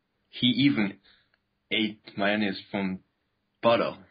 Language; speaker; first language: English; non-native, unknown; Japanese